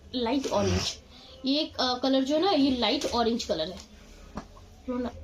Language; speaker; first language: Hindi; non-native, local second language; Bangla